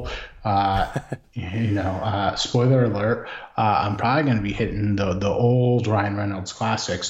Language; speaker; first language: English; native; English